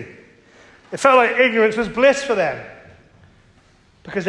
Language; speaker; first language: English; native; English